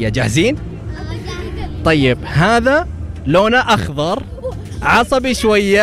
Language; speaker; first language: Arabic; native; Arabic